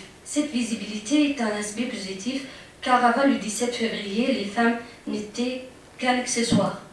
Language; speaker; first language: French; non-native, fluent; Arabic